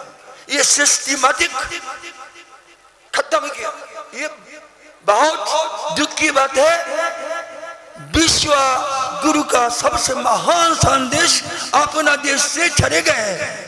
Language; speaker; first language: Hindi; non-native, learner; Japanese